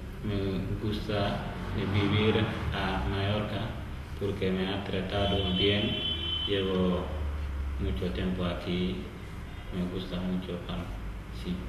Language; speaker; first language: Spanish; non-native, learner; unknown